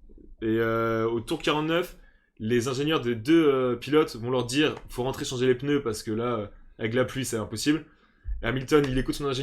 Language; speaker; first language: French; native; French